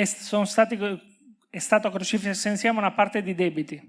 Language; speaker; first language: Italian; native; Italian